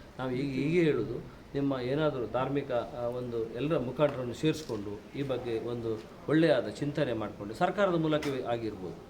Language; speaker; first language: Kannada; non-native, local second language; Tulu